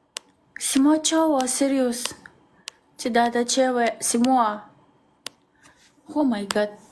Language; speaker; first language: Indonesian; non-native, learner; Russian